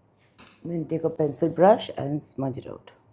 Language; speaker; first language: English; non-native, local second language; Bangla